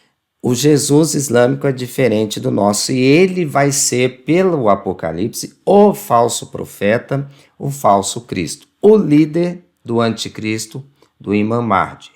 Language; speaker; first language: Portuguese; native; Portuguese